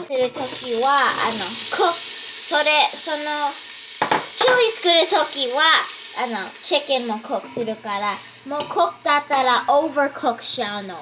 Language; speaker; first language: Japanese; early bilingual, heritage; Japanese